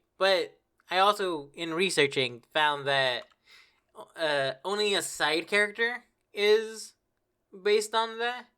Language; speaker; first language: English; native; English